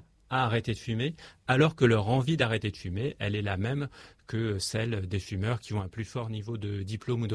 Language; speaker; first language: French; native; French